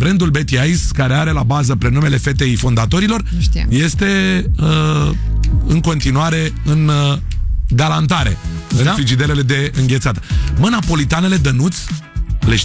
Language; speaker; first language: Romanian; native; Romanian